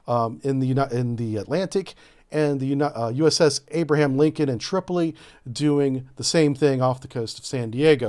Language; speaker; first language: English; native; English